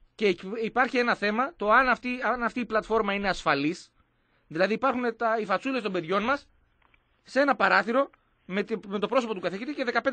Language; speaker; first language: Greek; native; Greek